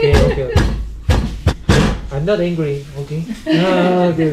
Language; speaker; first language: English; non-native, learner; Korean